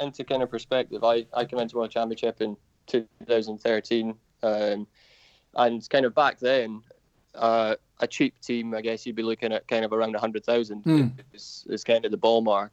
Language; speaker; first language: English; native; English